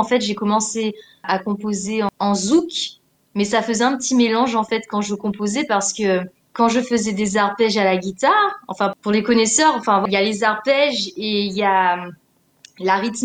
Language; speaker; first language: French; native; French